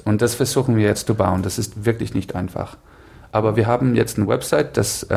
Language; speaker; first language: German; non-native, learner; Danish